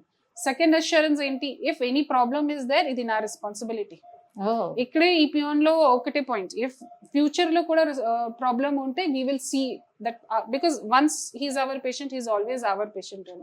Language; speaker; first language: Telugu; non-native, local second language; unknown